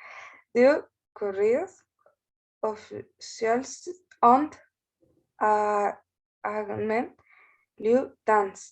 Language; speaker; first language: French; non-native, learner; Spanish